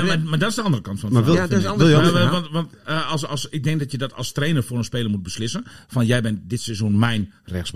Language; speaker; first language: Dutch; native; Dutch